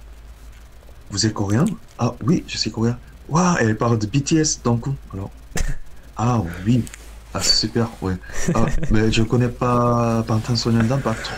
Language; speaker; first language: French; non-native, learner; Korean